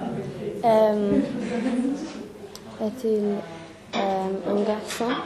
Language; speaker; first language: French; non-native, learner; English